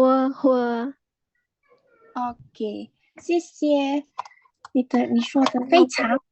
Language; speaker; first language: Chinese; non-native, fluent; Indonesian